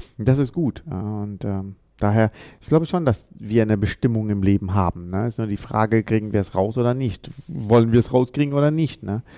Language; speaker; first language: German; early bilingual, other home language; Amharic